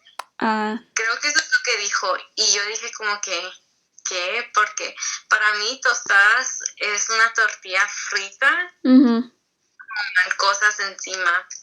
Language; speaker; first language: Spanish; early bilingual, heritage; Spanish